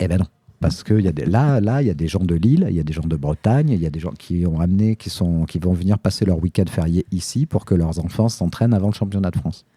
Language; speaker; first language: French; native; French